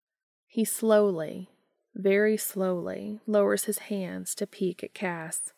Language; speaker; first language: English; native; English